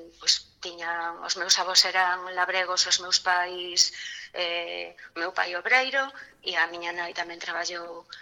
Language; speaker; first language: Galician; non-native, local second language; Spanish